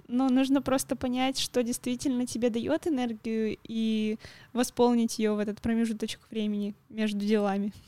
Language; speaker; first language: Russian; native; Russian